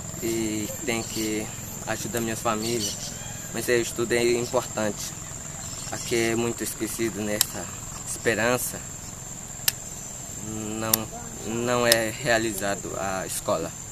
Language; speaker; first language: Portuguese; non-native, learner; Spanish